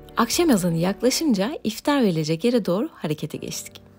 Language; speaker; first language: Turkish; native; Turkish